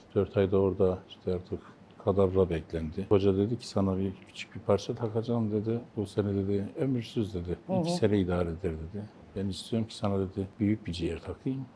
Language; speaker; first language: Turkish; native; Turkish